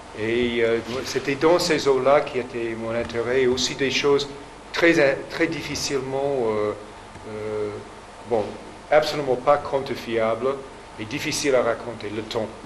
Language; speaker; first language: French; non-native, fluent; English